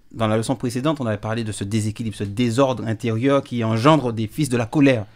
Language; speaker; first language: French; native; French